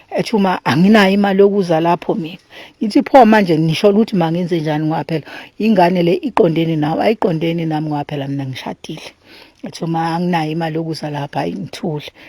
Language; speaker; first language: Zulu; native; Zulu